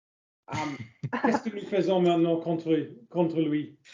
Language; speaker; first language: French; non-native, learner; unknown